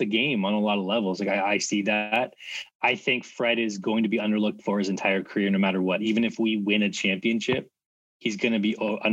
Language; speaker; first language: English; native; English